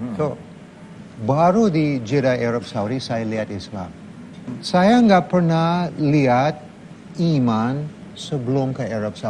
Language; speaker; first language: Indonesian; non-native, learner; English